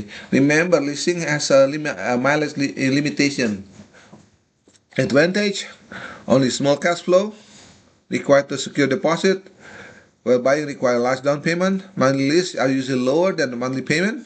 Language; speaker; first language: English; non-native, fluent; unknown